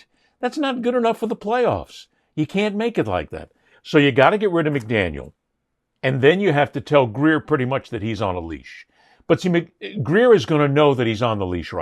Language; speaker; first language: English; native; English